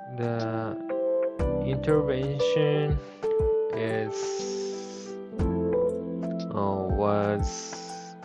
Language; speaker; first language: English; non-native, learner; Japanese